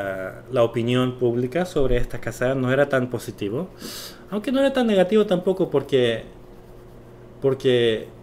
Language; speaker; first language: Spanish; non-native, fluent; Korean